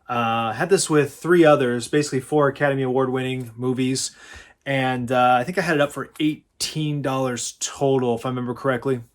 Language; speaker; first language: English; native; English